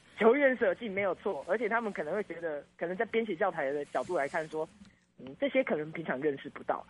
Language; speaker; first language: Chinese; native; Chinese